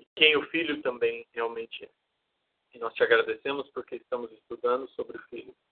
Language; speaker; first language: Portuguese; native; Portuguese